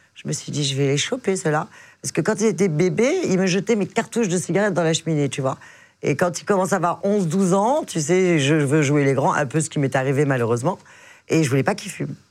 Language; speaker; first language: French; native; French